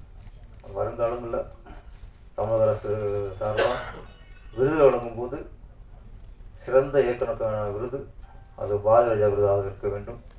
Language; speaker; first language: Tamil; native; Tamil